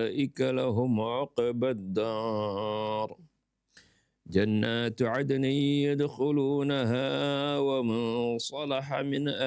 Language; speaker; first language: Arabic; non-native, fluent; Indonesian